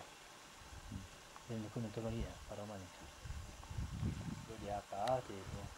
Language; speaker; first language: Greek; non-native, learner; Romanian